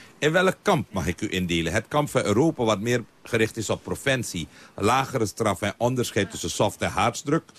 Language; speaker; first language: Dutch; non-native, local second language; Caribbean Hindustani